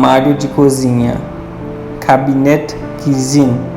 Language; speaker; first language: Portuguese; non-native, fluent; Haitian Creole